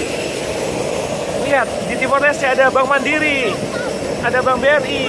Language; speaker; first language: Indonesian; native; Indonesian